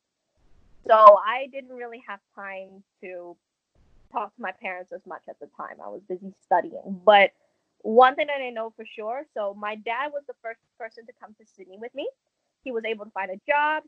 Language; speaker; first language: English; native; English